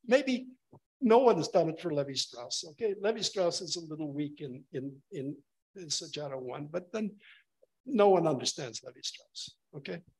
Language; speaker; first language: English; native; English